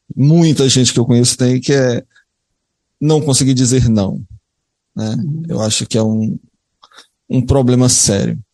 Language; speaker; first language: Portuguese; native; Portuguese